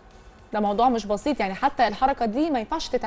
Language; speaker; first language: Arabic; native; Arabic